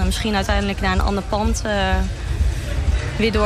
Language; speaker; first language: Dutch; native; Dutch